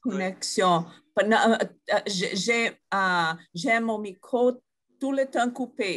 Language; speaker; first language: French; non-native, fluent; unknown